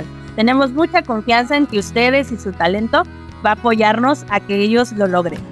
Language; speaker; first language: Spanish; native; Spanish